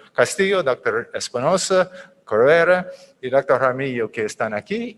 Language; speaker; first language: Spanish; non-native, fluent; English